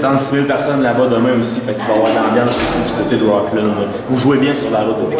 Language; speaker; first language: French; native; French